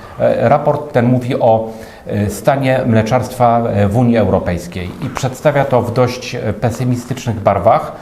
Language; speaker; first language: Polish; native; Polish